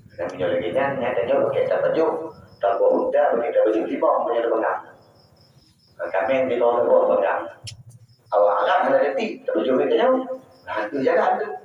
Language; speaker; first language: Malay; non-native, local second language; Achinese